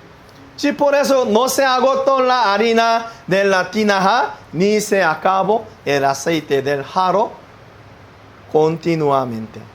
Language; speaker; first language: Spanish; non-native, learner; Korean